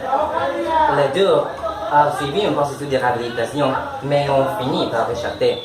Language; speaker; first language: French; non-native, learner; Spanish